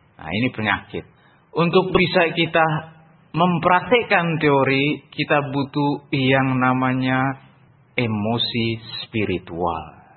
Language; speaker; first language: Indonesian; non-native, local second language; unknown